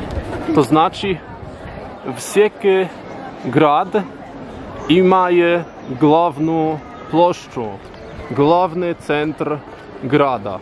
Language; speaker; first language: Polish; non-native, learner; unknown